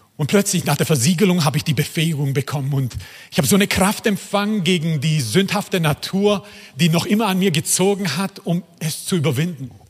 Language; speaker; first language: German; non-native, fluent; Croatian